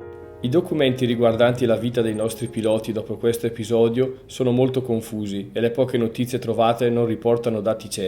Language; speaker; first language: Italian; native; Italian